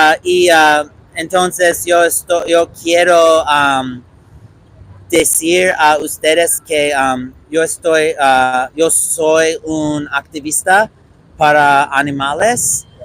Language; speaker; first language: Spanish; non-native, learner; English